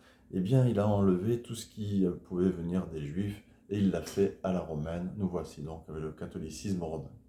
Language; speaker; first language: French; native; French